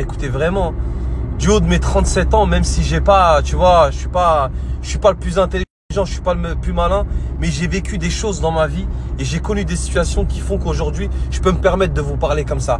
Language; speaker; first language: French; native; French